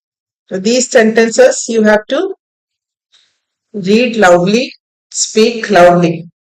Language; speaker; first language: English; non-native, local second language; Hindi